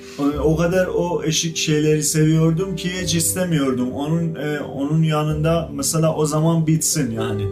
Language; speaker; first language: Turkish; non-native, fluent; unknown